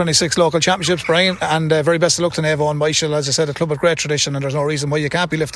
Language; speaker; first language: English; native; English